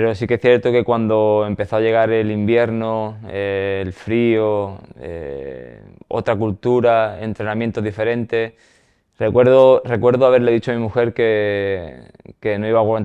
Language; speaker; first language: Spanish; native; Spanish